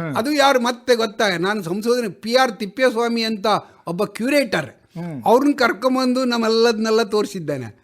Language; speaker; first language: Kannada; native; Kannada